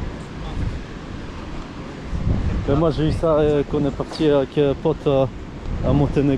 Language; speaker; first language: French; early bilingual, other home language; Polish